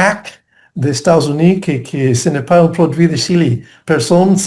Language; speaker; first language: French; non-native, learner; English